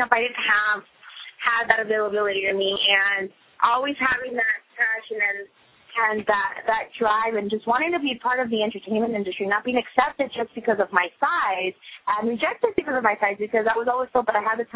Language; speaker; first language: English; native; English